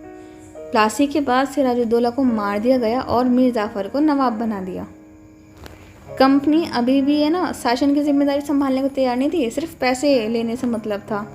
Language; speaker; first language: Hindi; native; Hindi